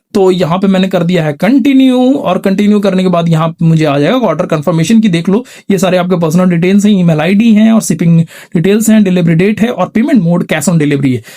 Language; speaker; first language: Hindi; native; Hindi